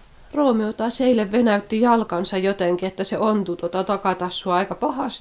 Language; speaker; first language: Finnish; native; Finnish